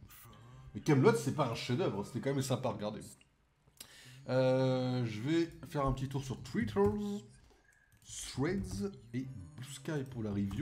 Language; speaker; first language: French; native; French